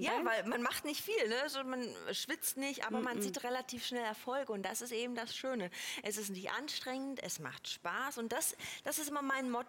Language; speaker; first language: German; native; German